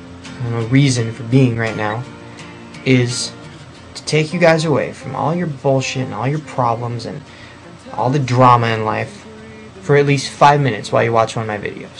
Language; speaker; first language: English; native; English